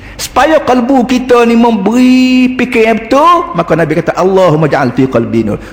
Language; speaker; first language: Malay; native; Malay